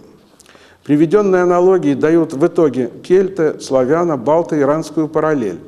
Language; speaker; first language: Russian; native; Russian